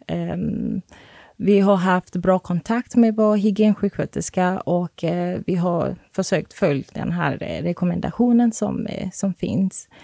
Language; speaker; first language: Swedish; non-native, fluent; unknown